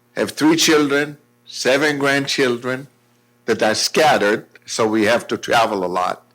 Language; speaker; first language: English; non-native, fluent; Hebrew